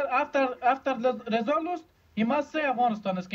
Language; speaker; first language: English; non-native, learner; Uzbek